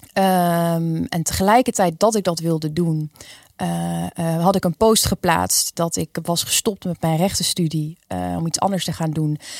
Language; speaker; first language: Dutch; native; Dutch